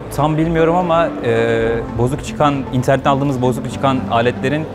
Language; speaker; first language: Turkish; native; Turkish